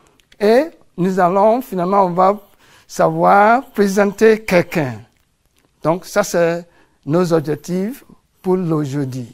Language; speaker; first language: French; non-native, fluent; English